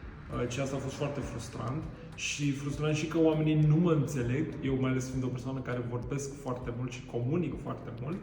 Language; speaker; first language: Romanian; native; Romanian